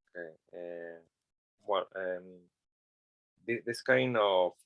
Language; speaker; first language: English; non-native, learner; Spanish